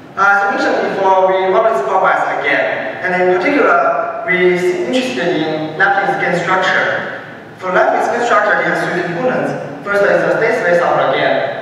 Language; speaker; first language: English; non-native, fluent; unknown